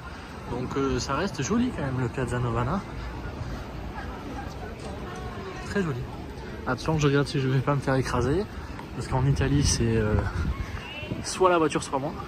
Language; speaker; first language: French; native; French